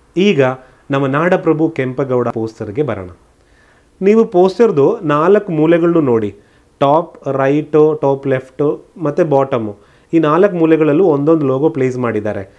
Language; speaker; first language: Kannada; non-native, local second language; Malayalam